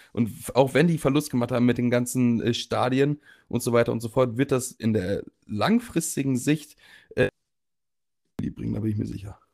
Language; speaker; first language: German; native; German